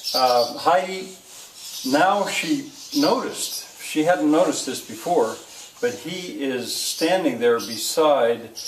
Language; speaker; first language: English; native; English